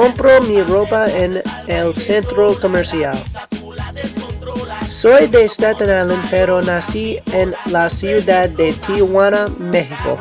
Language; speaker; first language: Spanish; non-native, learner; English